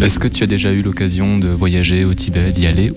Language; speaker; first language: French; native; French